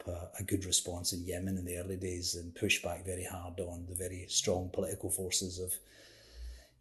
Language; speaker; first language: English; native; English